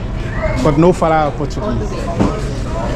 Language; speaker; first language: Portuguese; non-native, learner; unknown